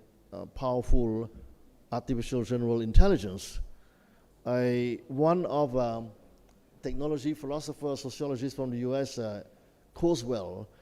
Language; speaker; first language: English; non-native, fluent; Khmer